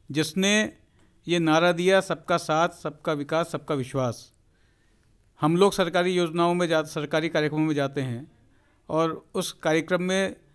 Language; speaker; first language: Hindi; native; Hindi